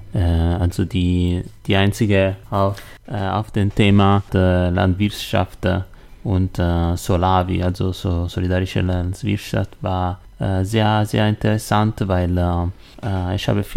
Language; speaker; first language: German; non-native, learner; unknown